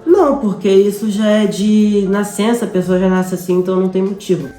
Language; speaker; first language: Portuguese; early bilingual, other home language; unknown